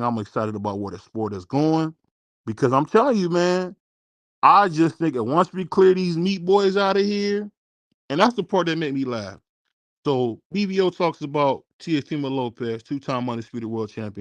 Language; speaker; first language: English; native; English